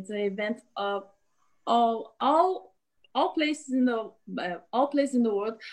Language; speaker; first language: English; non-native, learner; Portuguese